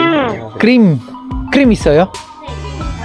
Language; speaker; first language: Korean; non-native, learner; Filipino